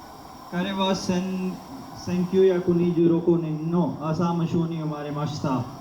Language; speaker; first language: Japanese; non-native, fluent; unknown